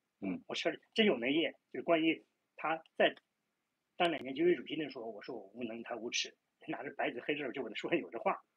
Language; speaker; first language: Chinese; native; Chinese